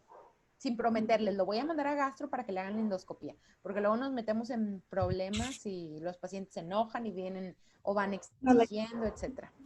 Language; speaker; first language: Spanish; native; Spanish